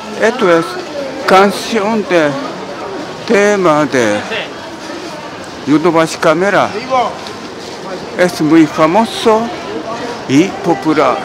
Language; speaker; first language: Spanish; non-native, learner; Japanese